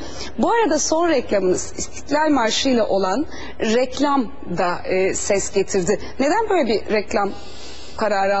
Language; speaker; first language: Turkish; native; Turkish